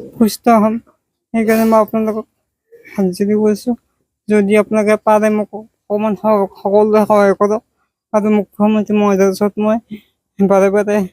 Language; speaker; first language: Assamese; native; Assamese